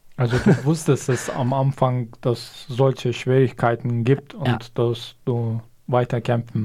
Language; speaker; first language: German; non-native, fluent; Kurdish